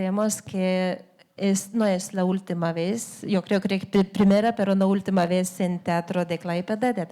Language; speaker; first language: Spanish; non-native, fluent; Lithuanian